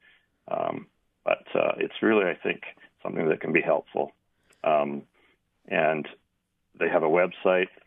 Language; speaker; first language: English; native; English